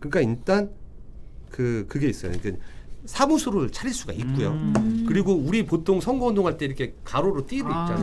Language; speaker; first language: Korean; native; Korean